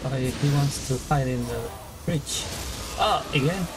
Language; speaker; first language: English; non-native, learner; Japanese